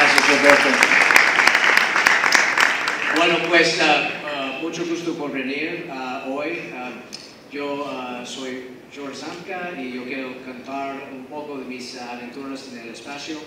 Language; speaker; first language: Spanish; non-native, fluent; English